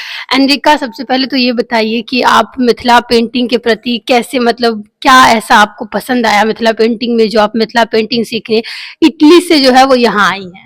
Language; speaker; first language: Hindi; native; Hindi